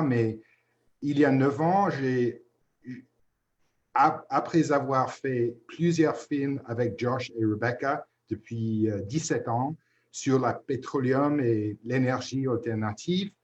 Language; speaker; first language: French; non-native, fluent; English